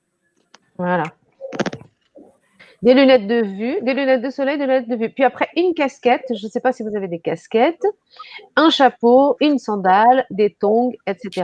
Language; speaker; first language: French; non-native, fluent; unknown